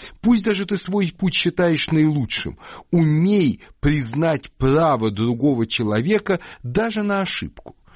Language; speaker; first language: Russian; native; Russian